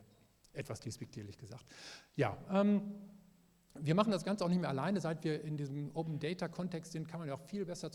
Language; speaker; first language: German; native; German